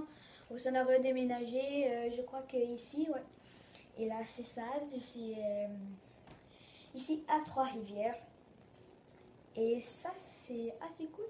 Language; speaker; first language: French; early bilingual, other home language; Portuguese